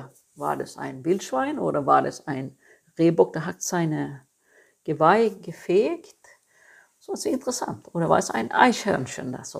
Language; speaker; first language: German; non-native, fluent; Swedish